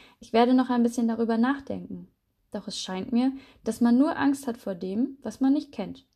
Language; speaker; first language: German; native; German